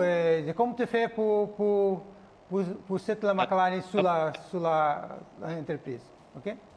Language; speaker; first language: French; non-native, learner; Portuguese